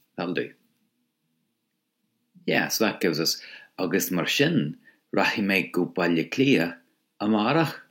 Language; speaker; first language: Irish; non-native, local second language; English